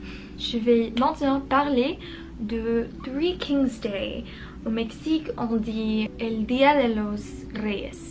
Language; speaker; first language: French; non-native, learner; Spanish